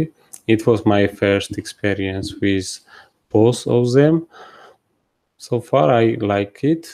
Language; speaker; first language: English; non-native, fluent; Georgian